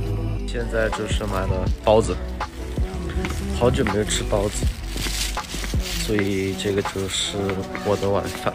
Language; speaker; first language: Chinese; non-native, fluent; Thai